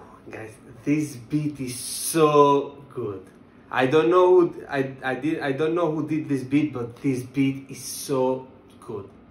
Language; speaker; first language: English; non-native, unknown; Italian